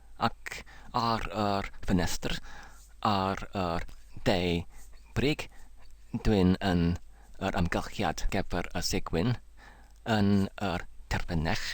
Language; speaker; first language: Welsh; non-native, learner; English